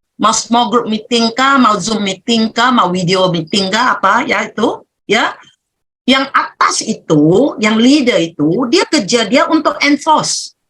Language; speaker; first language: Malay; native; Malay